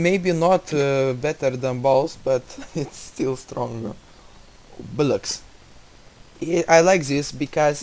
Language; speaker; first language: English; non-native, learner; Russian